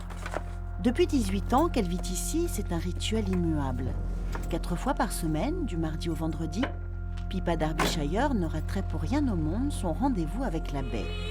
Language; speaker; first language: French; native; French